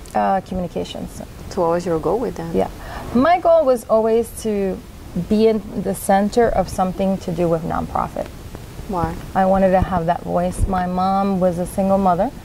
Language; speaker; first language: English; native; English